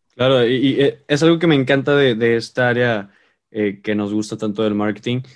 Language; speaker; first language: Spanish; native; Spanish